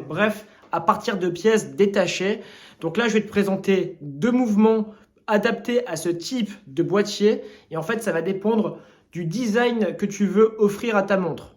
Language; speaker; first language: French; native; French